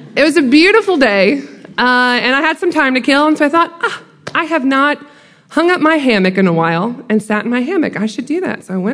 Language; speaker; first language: English; native; English